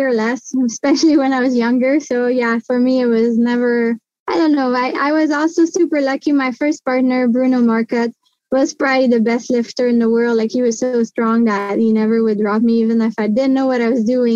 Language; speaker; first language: English; non-native, fluent; French